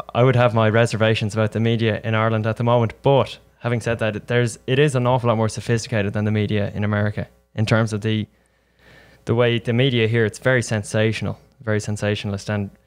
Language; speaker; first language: English; native; English